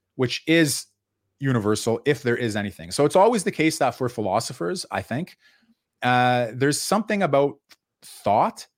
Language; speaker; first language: English; native; English